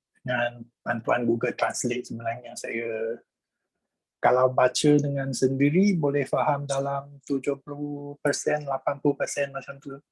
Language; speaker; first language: Malay; non-native, local second language; Chinese